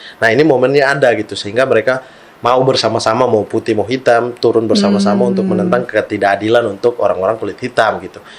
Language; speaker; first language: Indonesian; native; Indonesian